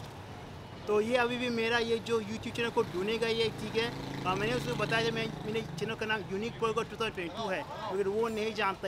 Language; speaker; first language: Hindi; non-native, learner; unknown